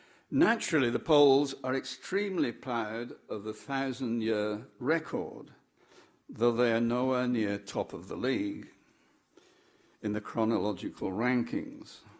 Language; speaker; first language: English; native; English